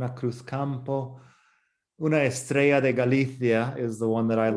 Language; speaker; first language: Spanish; non-native, fluent; English